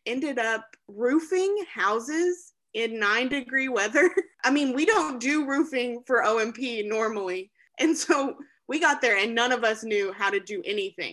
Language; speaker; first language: English; native; English